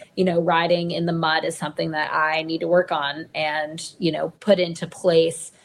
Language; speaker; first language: English; native; English